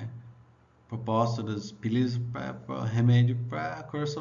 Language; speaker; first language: Portuguese; non-native, learner; English